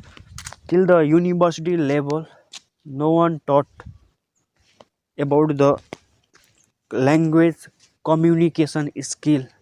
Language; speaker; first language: English; non-native, local second language; Nepali